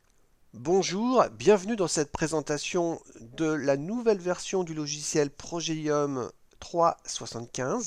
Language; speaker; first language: French; native; French